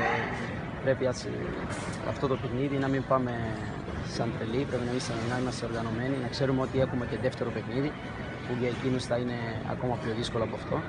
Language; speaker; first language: Greek; non-native, fluent; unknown